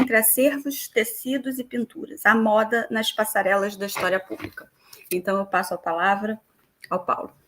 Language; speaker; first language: Portuguese; native; Portuguese